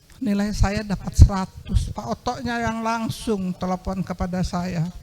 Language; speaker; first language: Indonesian; non-native, local second language; Sundanese